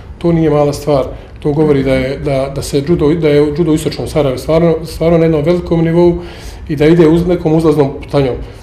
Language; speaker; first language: Bosnian; native; Bosnian